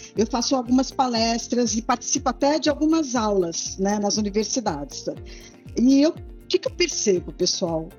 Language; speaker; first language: Portuguese; native; Portuguese